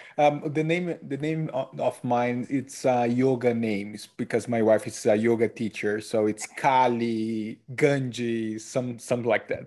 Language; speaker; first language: English; non-native, learner; Portuguese